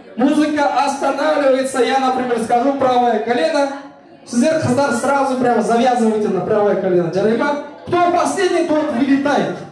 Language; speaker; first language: Russian; non-native, local second language; Kazakh